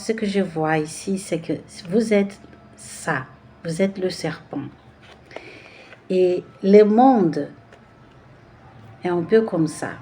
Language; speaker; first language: French; non-native, fluent; Portuguese